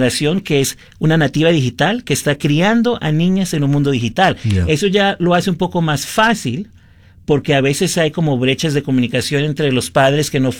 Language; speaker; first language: Spanish; early bilingual, heritage; Spanish